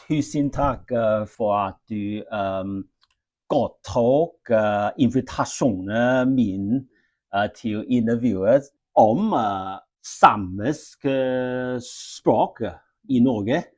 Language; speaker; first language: Norwegian; non-native, learner; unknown